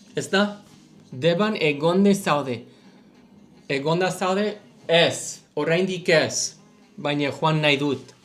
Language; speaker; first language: Basque; non-native, learner; English